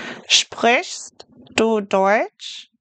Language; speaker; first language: German; non-native, fluent; English